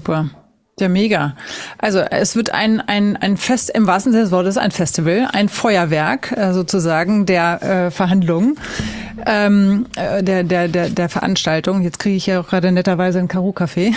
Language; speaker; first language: German; native; German